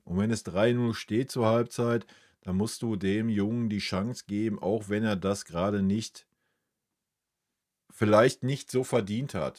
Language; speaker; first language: German; native; German